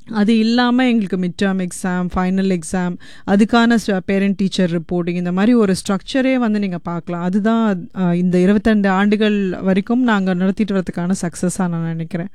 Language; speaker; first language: Tamil; native; Tamil